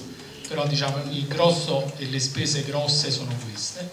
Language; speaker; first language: Italian; native; Italian